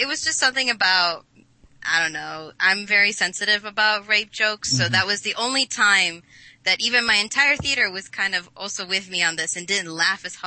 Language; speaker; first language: English; native; English